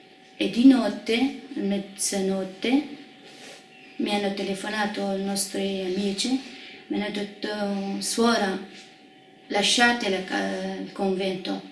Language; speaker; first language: Italian; non-native, fluent; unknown